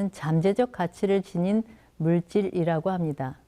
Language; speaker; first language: Korean; native; Korean